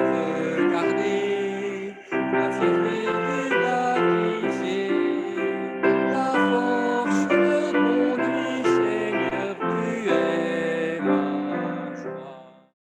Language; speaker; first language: French; native; French